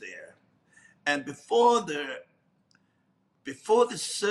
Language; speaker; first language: English; non-native, local second language; Afrikaans